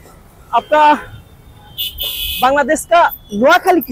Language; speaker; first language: Hindi; non-native, learner; Bangla